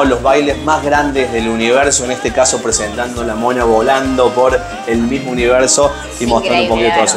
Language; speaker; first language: Spanish; native; Spanish